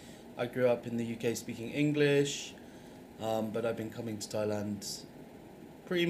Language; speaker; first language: English; native; English